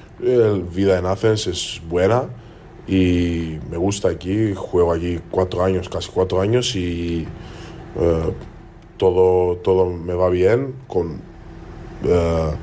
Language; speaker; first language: Spanish; non-native, learner; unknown